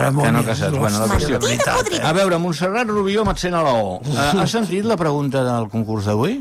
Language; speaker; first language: Catalan; native; Catalan